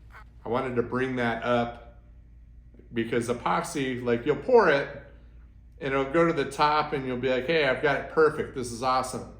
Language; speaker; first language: English; native; English